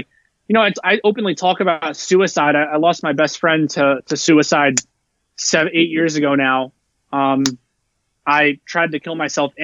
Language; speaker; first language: English; native; English